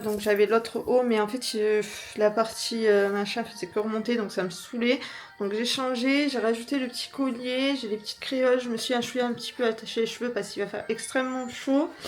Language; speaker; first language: French; native; French